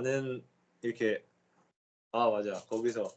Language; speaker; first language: Korean; native; Korean